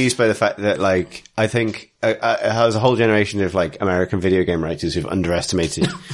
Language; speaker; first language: English; native; English